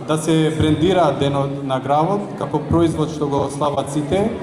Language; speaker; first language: Macedonian; non-native, local second language; Albanian